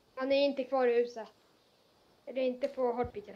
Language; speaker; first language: Swedish; early bilingual, other home language; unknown